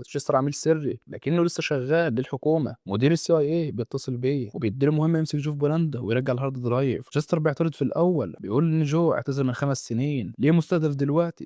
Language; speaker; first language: Arabic; native; Arabic